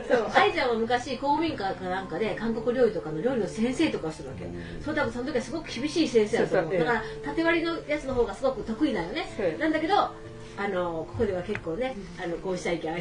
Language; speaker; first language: Japanese; native; Japanese